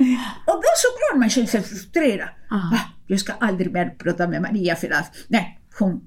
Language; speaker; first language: Swedish; non-native, fluent; Spanish